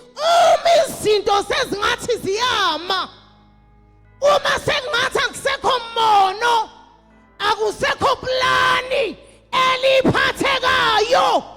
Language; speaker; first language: Zulu; native; Zulu